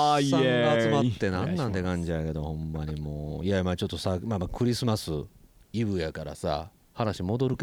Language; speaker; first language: Japanese; native; Japanese